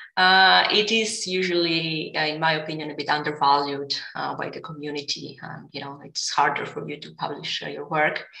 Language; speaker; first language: English; non-native, fluent; Greek